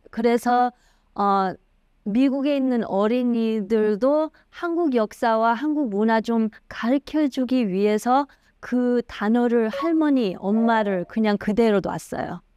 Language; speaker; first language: Korean; early bilingual, heritage; Korean